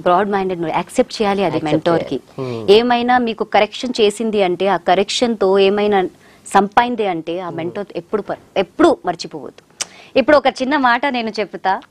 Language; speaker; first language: Telugu; non-native, local second language; Hindi